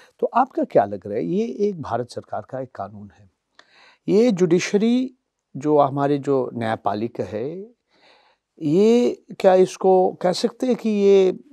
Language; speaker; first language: Hindi; non-native, local second language; Bangla